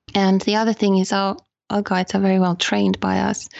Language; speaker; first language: English; non-native, fluent; Finnish